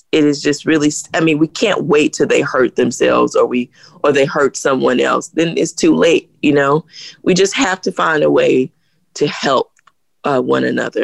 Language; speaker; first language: English; native; English